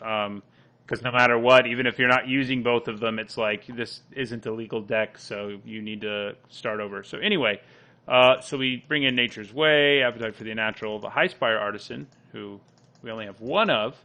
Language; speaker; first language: English; native; English